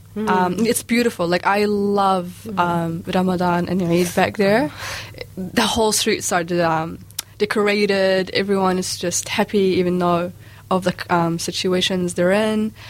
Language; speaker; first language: English; early bilingual, other home language; Arabic